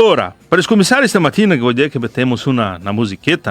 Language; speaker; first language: Italian; early bilingual, heritage; Portuguese